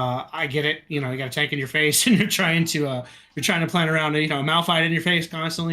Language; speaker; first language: English; native; English